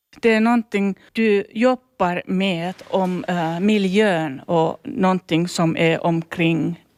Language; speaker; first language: Swedish; non-native, local second language; Finnish